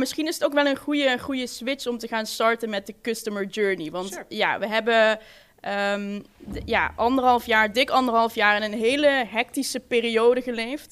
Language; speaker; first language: Dutch; native; Dutch